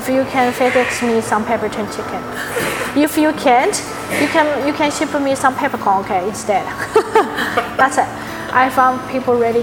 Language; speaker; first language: English; non-native, learner; Chinese